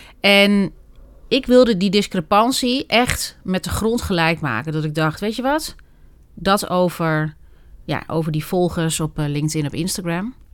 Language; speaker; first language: Dutch; native; Dutch